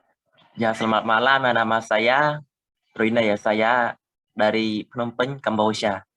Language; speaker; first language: Indonesian; non-native, learner; Khmer